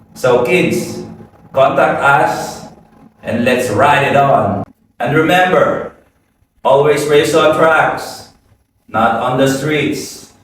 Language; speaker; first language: English; non-native, local second language; Filipino